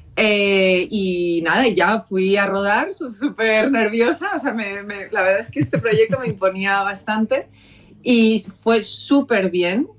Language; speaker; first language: Spanish; native; Spanish